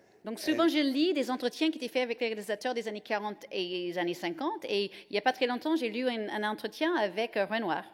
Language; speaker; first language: French; native; French